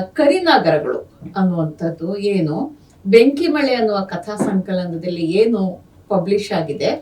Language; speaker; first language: Kannada; non-native, local second language; Urdu